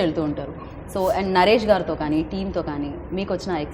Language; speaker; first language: Telugu; native; Telugu